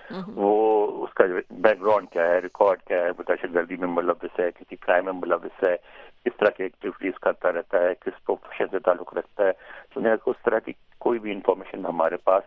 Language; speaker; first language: Urdu; native; Urdu